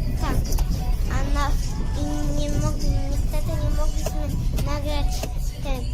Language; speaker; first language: Polish; native; Polish